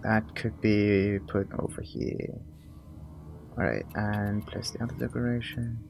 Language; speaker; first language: English; non-native, fluent; German